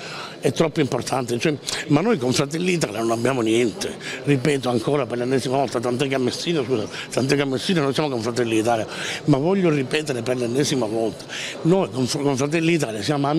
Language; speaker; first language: Italian; native; Italian